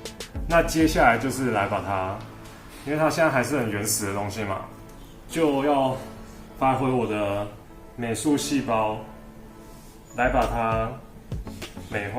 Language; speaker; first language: Chinese; native; Chinese